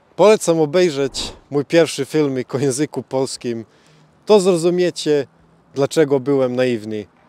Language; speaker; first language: Polish; non-native, fluent; Serbian